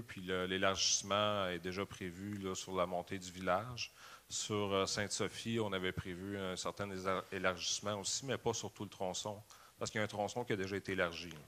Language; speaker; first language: French; native; French